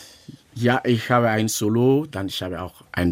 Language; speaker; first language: German; non-native, learner; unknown